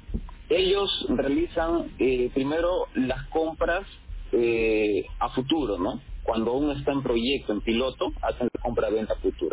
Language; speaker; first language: Spanish; native; Spanish